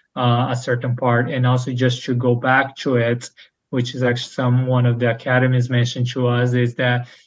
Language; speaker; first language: English; non-native, fluent; Portuguese